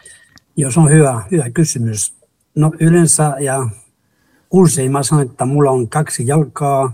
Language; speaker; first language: Finnish; non-native, fluent; Spanish